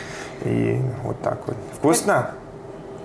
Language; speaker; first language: Russian; native; Russian